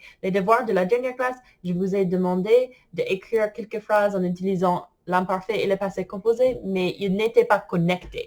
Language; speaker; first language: French; non-native, fluent; English